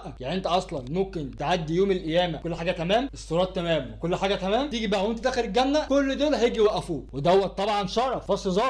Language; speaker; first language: Arabic; native; Arabic